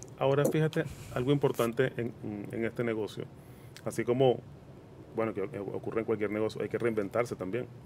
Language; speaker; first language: Spanish; native; Spanish